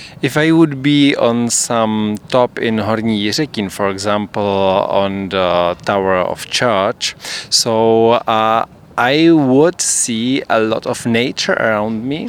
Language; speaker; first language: English; non-native, fluent; Czech